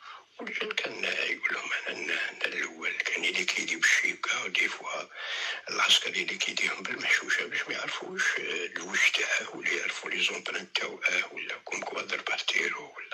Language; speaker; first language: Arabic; native; Arabic